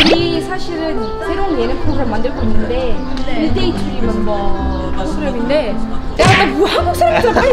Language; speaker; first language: Korean; non-native, learner; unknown